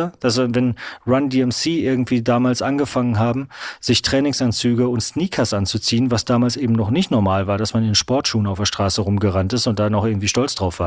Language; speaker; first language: German; native; German